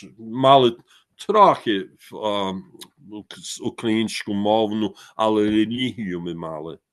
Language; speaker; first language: Ukrainian; early bilingual, heritage; Ukrainian